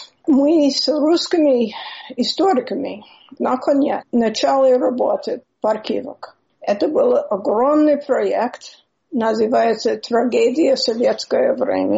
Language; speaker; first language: Russian; non-native, learner; English